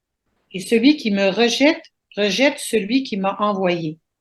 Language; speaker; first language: French; native; French